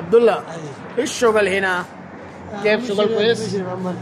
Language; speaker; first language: Arabic; non-native, learner; Urdu